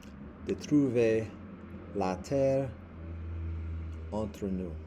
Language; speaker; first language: French; non-native, learner; English